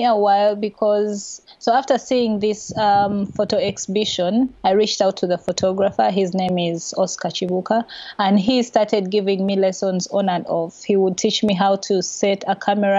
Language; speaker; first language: English; non-native, local second language; Ganda